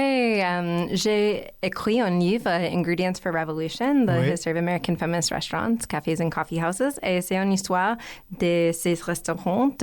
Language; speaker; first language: French; non-native, learner; English